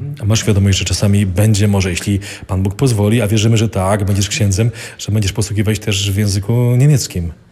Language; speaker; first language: Polish; native; Polish